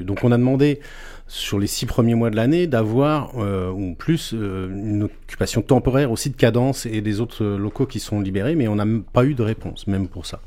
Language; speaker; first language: French; native; French